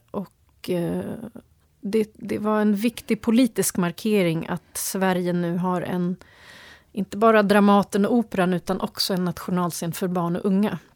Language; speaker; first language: Swedish; early bilingual, other home language; Turoyo